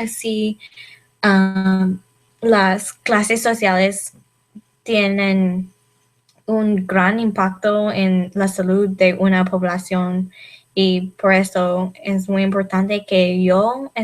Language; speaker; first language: Spanish; non-native, learner; English